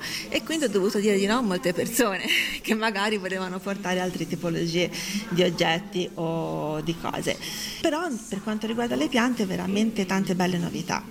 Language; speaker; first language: Italian; native; Italian